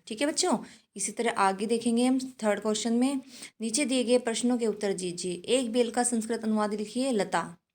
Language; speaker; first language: Hindi; native; Hindi